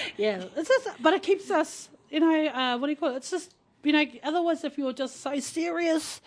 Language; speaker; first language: English; native; English